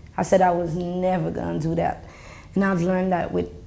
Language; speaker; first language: English; non-native, fluent; Haitian Creole